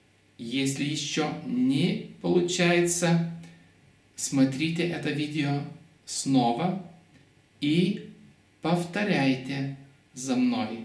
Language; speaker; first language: Russian; non-native, fluent; Lithuanian